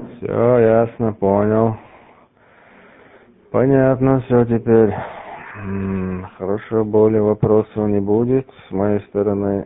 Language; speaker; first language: Russian; native; Russian